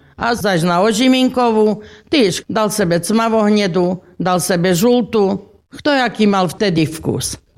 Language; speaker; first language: Slovak; native; Slovak